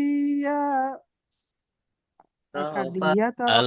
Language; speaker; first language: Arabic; non-native, learner; Indonesian